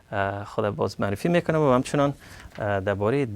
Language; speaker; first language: Persian; native; Persian